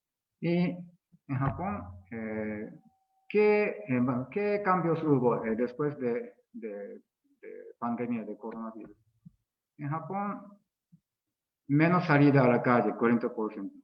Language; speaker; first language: Spanish; non-native, fluent; Japanese